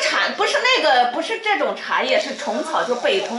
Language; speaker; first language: Chinese; native; Chinese